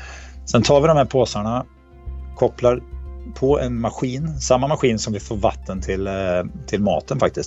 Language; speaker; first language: Swedish; native; Swedish